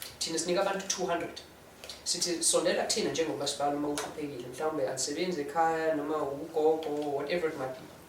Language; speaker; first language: Zulu; non-native, local second language; English